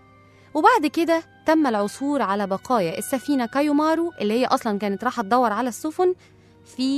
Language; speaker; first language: Arabic; native; Arabic